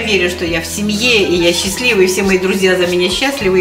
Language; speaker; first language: Russian; native; Russian